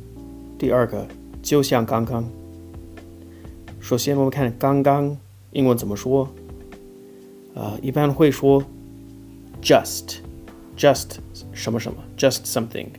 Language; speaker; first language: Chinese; non-native, fluent; English